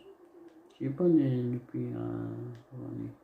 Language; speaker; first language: French; non-native, learner; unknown